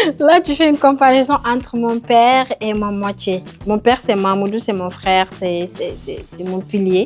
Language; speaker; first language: French; non-native, local second language; Wolof